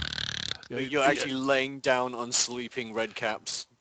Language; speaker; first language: English; native; English